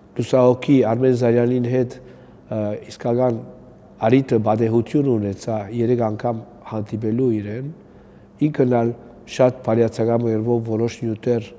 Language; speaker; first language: Armenian; early bilingual, heritage; Armenian